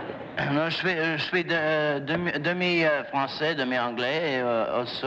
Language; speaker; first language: French; non-native, fluent; English